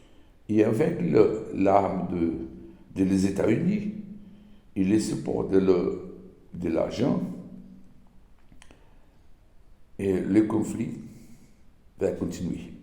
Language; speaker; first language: French; non-native, learner; Portuguese